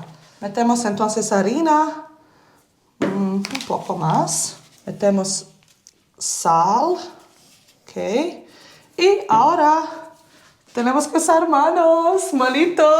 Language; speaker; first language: Spanish; early bilingual, heritage; Bosnian